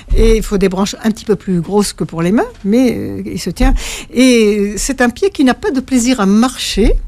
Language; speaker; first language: French; native; French